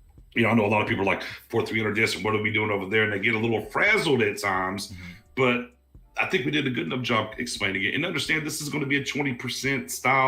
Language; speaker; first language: English; native; English